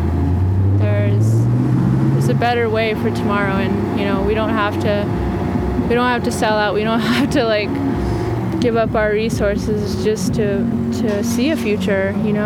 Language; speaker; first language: English; native; English